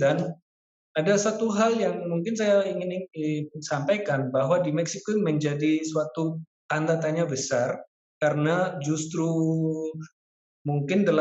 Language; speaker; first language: Indonesian; non-native, fluent; Spanish